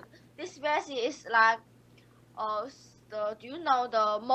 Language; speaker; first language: English; non-native, learner; Chinese